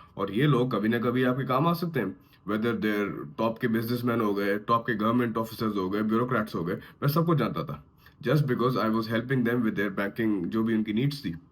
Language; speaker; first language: Urdu; native; Urdu